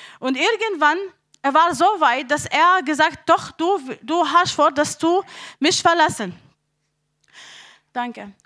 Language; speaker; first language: German; non-native, learner; Arabic